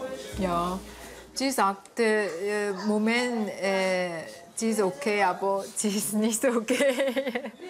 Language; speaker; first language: German; non-native, learner; Korean